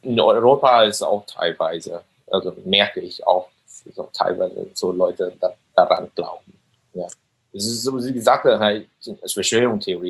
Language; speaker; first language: German; non-native, fluent; Vietnamese